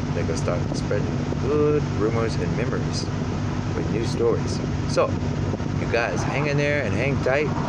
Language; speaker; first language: English; native; English